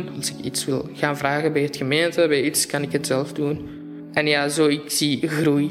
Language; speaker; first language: Dutch; non-native, fluent; Arabic